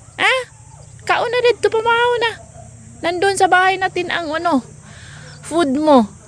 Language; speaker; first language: Filipino; non-native, local second language; Cebuano